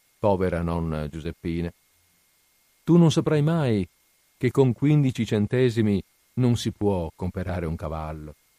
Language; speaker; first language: Italian; native; Italian